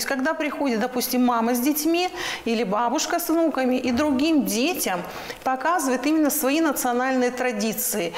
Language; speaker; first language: Russian; native; Russian